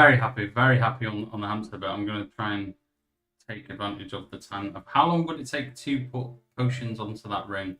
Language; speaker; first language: English; native; English